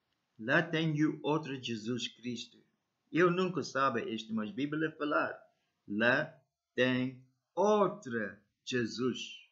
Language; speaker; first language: Portuguese; non-native, learner; English